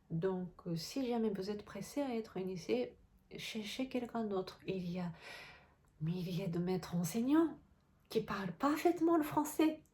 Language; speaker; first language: French; non-native, fluent; Japanese